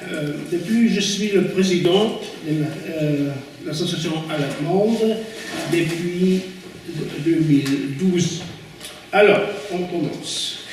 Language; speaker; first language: French; non-native, learner; German